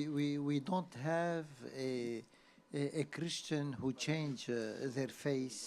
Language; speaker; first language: English; non-native, fluent; Arabic